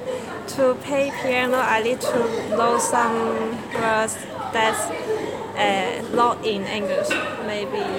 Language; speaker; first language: English; non-native, learner; Cantonese